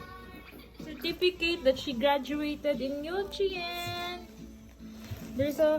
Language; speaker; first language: English; non-native, local second language; Filipino